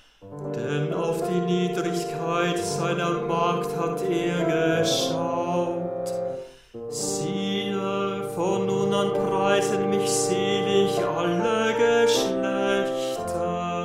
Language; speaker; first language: German; native; German